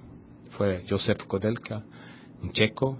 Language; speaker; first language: Spanish; non-native, fluent; Swedish